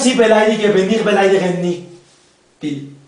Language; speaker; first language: German; non-native, learner; Spanish